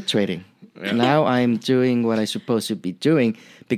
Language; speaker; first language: English; non-native, fluent; Spanish